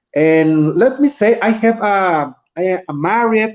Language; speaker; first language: English; non-native, learner; Spanish